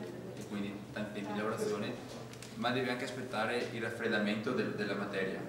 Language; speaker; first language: Italian; native; Italian